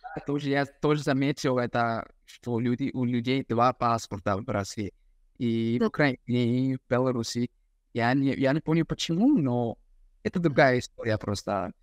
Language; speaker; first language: Russian; non-native, fluent; English